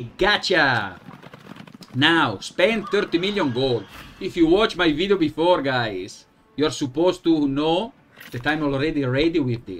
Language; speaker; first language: English; non-native, fluent; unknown